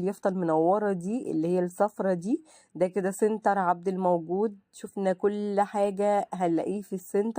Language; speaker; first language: Arabic; native; Arabic